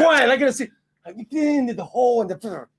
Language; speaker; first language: English; native; English